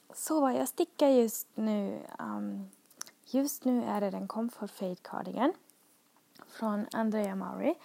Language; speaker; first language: Swedish; non-native, fluent; German